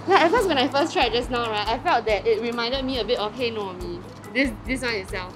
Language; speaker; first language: English; native; English